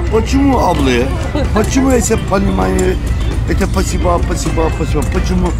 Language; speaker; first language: Russian; non-native, learner; Turkish